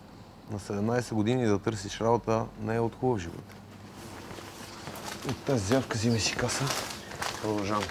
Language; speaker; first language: Bulgarian; native; Bulgarian